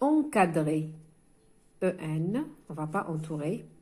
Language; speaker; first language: French; non-native, local second language; Arabic